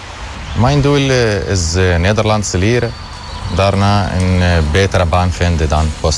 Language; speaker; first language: Dutch; non-native, learner; Arabic